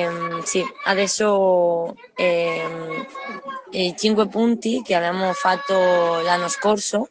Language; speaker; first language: Italian; non-native, learner; Spanish